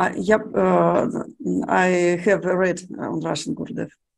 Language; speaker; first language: English; non-native, learner; Russian